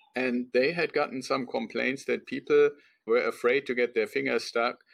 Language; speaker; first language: English; non-native, fluent; German